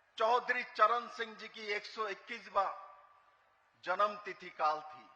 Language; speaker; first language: Hindi; non-native, local second language; Bangla